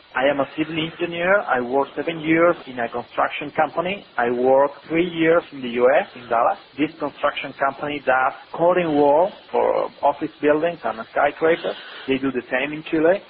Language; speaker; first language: English; non-native, fluent; Spanish